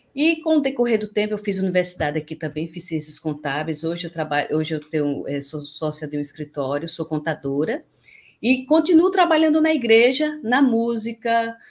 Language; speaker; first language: Portuguese; native; Portuguese